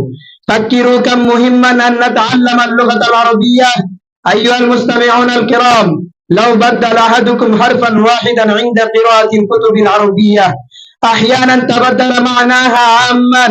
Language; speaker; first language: Arabic; non-native, learner; Bangla